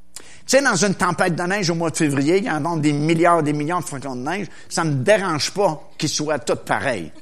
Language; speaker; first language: French; native; French